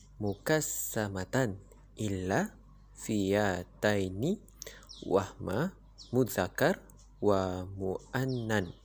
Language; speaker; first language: Arabic; non-native, learner; Malay